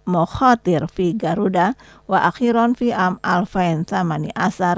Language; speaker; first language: Arabic; non-native, fluent; Indonesian